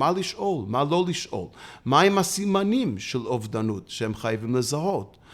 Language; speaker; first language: Hebrew; non-native, fluent; English